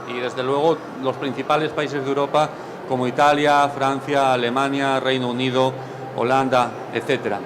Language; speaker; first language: Spanish; native; Spanish